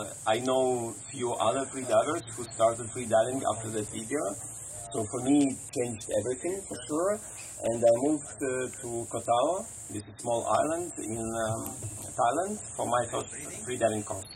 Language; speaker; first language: English; non-native, fluent; Russian